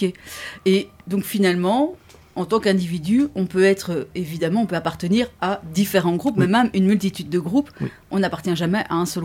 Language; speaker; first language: French; native; French